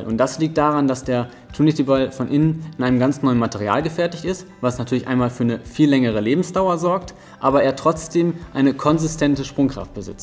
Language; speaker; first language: German; native; German